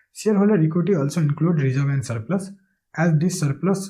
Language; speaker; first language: English; non-native, local second language; Nepali